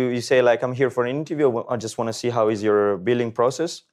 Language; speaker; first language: English; non-native, fluent; Italian